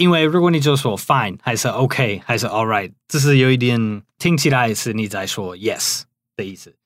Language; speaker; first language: Chinese; non-native, fluent; English